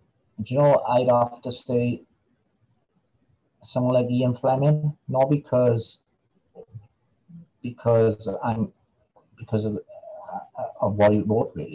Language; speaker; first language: English; native; English